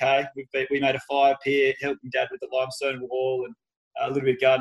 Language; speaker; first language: English; native; English